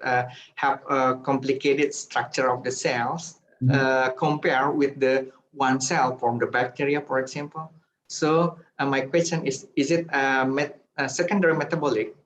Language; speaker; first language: English; non-native, fluent; Indonesian